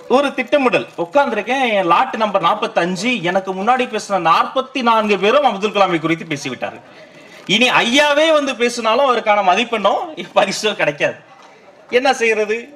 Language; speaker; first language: Tamil; native; Tamil